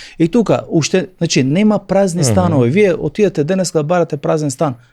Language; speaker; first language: Macedonian; non-native, local second language; Albanian